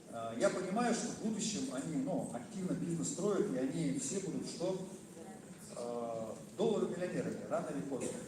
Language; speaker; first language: Russian; native; Russian